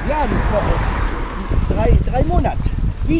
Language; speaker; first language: German; non-native, learner; Italian